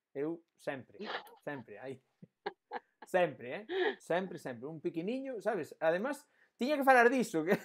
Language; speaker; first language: Galician; non-native, local second language; Spanish